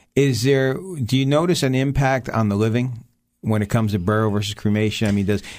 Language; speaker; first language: English; early bilingual, other home language; Armenian